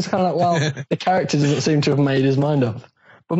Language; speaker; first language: English; native; English